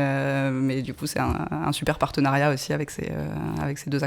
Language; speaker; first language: French; native; French